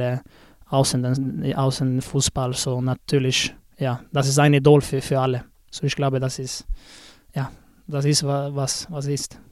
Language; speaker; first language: German; non-native, learner; Swedish